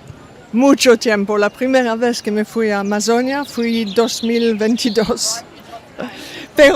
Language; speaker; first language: Spanish; non-native, fluent; French